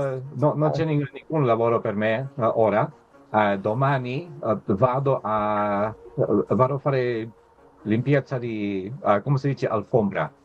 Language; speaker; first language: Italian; non-native, learner; English